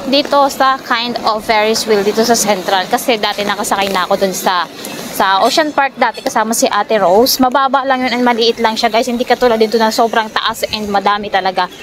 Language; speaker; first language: Filipino; native; Filipino